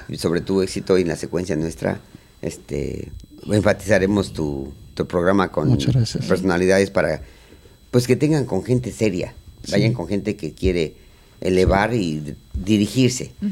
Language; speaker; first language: Spanish; native; Spanish